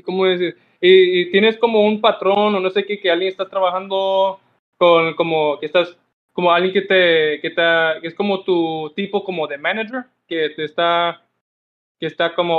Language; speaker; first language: Spanish; non-native, learner; English